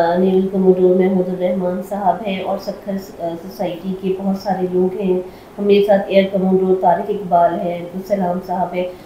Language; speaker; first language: Urdu; non-native, local second language; Sindhi